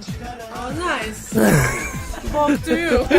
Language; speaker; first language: English; non-native, fluent; Croatian